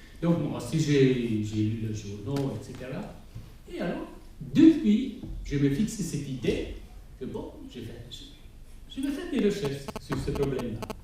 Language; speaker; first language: French; non-native, fluent; Hungarian